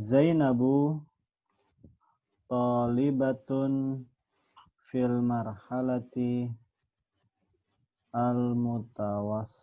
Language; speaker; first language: Arabic; non-native, fluent; Indonesian